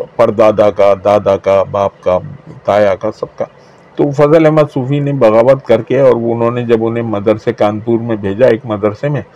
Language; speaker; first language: Urdu; native; Urdu